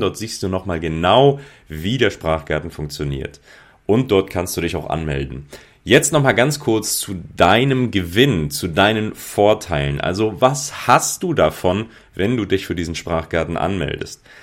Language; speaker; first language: German; native; German